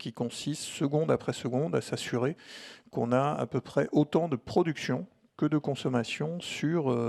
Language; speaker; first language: French; native; French